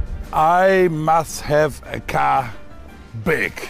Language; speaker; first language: English; non-native, learner; German